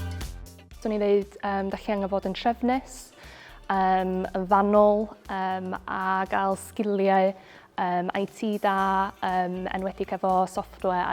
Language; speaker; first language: Welsh; native; Welsh